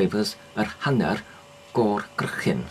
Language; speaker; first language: Welsh; non-native, learner; English